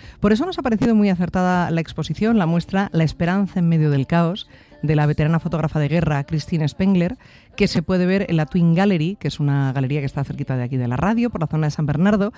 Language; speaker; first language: Spanish; native; Spanish